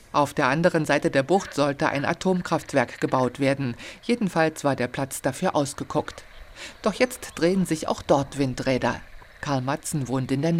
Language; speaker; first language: German; native; German